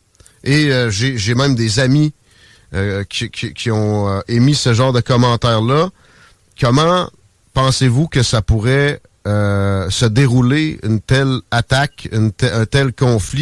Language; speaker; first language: French; native; French